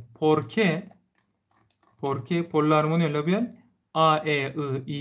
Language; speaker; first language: Spanish; non-native, learner; Turkish